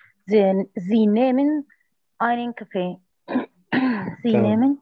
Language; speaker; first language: German; non-native, learner; Arabic